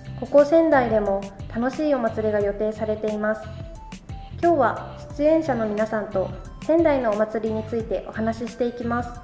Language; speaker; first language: Japanese; native; Japanese